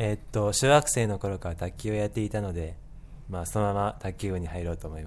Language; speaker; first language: Japanese; native; Japanese